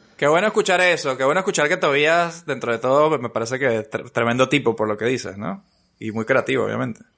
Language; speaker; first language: Spanish; native; Spanish